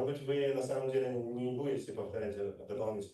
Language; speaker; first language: Russian; native; Russian